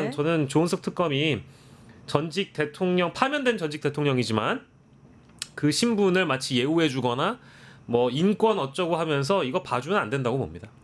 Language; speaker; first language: Korean; native; Korean